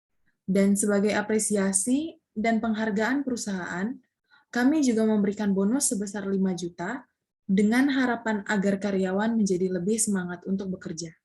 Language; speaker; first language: Indonesian; native; Indonesian